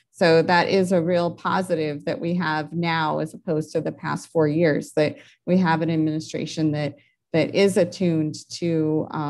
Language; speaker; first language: English; native; English